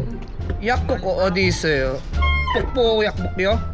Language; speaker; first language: Korean; non-native, learner; Filipino